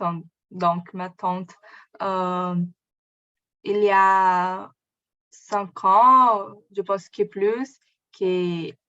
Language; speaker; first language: French; non-native, learner; Portuguese